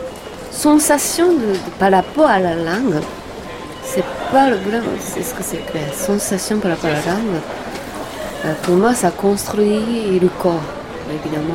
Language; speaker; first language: French; non-native, learner; Japanese